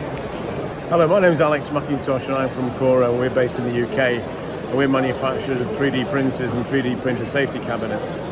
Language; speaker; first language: English; native; English